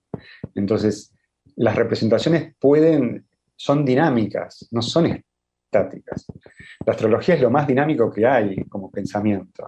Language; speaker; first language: Spanish; native; Spanish